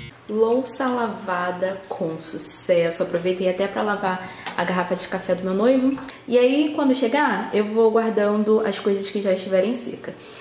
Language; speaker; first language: Portuguese; native; Portuguese